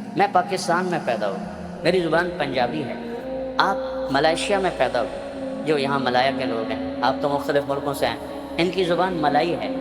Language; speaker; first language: Urdu; non-native, local second language; Punjabi